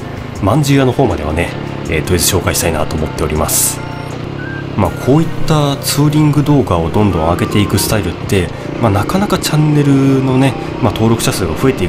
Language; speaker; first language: Japanese; native; Japanese